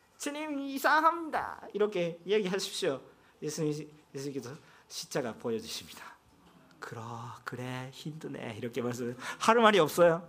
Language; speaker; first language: Korean; non-native, fluent; Japanese